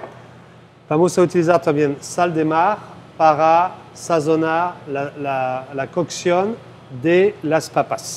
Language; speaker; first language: Spanish; non-native, fluent; French